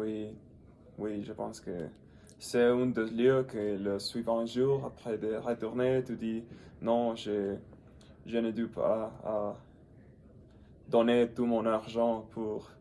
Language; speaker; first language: French; non-native, learner; English